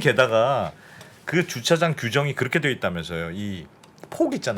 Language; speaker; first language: Korean; native; Korean